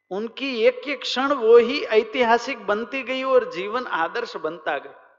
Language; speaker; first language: Hindi; non-native, local second language; Gujarati